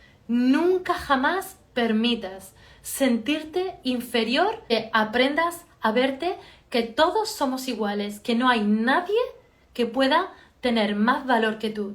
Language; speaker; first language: Spanish; native; Spanish